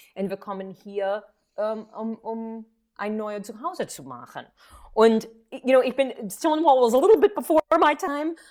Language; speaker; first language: German; non-native, fluent; English